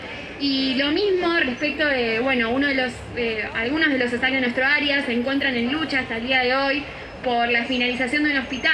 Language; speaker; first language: Spanish; native; Spanish